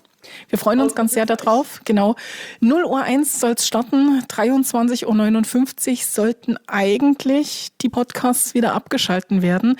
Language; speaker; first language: German; native; German